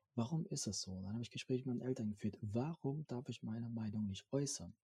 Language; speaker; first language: German; non-native, fluent; French